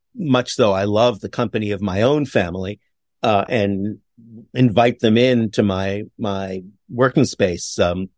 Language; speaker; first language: English; native; English